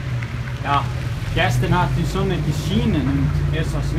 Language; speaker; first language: German; non-native, learner; Icelandic